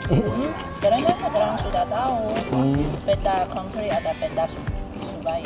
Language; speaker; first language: Indonesian; non-native, learner; Chinese